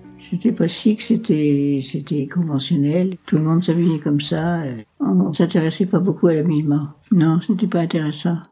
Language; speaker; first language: French; native; French